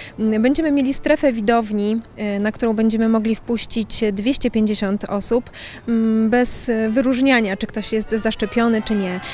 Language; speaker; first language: Polish; native; Polish